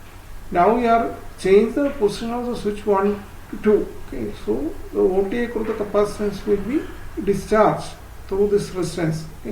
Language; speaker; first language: English; non-native, local second language; Malayalam